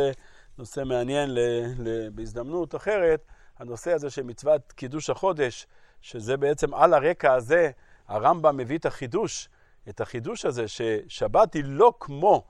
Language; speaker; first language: Hebrew; native; Hebrew